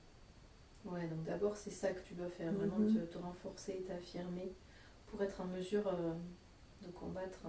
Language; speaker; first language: French; native; French